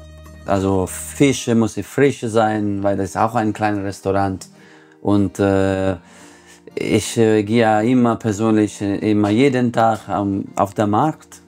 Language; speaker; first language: German; non-native, fluent; Italian